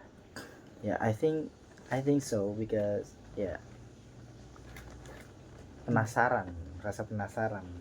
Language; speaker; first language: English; non-native, learner; Indonesian